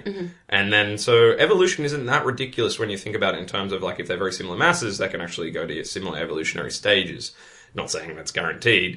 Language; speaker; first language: English; native; English